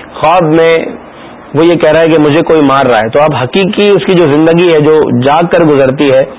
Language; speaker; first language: Urdu; native; Urdu